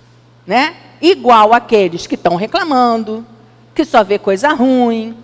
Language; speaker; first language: Portuguese; native; Portuguese